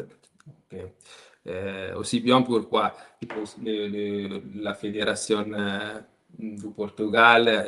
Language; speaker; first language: French; non-native, learner; Italian